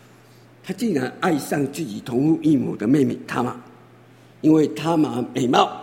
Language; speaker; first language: Chinese; native; Chinese